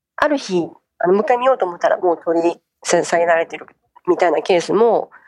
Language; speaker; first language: Japanese; non-native, fluent; Chinese